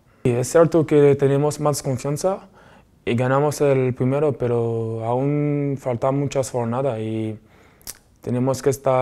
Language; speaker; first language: Spanish; non-native, fluent; French